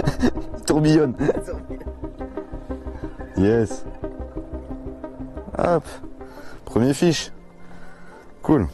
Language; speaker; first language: French; native; French